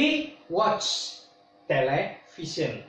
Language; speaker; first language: English; non-native, fluent; Indonesian